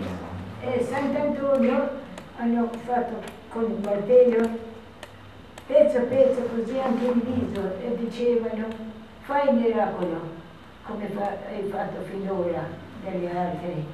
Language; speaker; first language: Italian; non-native, learner; Albanian